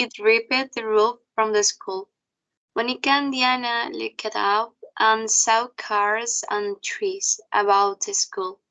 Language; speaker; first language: English; non-native, learner; Spanish